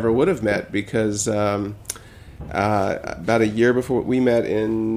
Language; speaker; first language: English; native; English